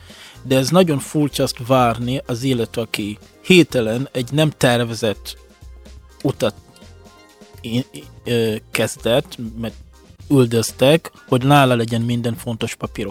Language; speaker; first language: Hungarian; non-native, fluent; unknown